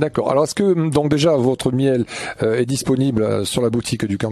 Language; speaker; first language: French; native; French